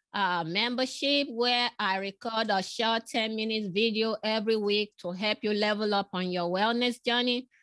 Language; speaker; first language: English; non-native, local second language; Yoruba